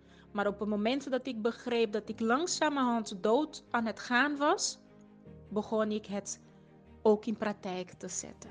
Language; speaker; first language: Dutch; non-native, fluent; Portuguese